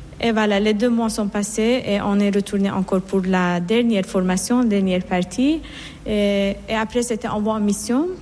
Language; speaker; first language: French; non-native, fluent; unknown